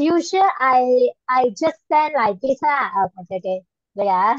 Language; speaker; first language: English; non-native, learner; Malay